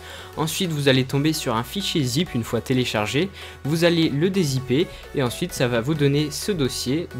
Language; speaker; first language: French; native; French